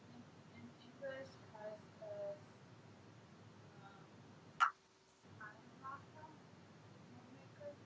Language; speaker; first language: German; non-native, learner; English